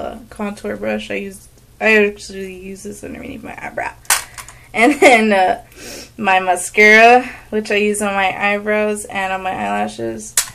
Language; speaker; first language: English; early bilingual, other home language; Spanish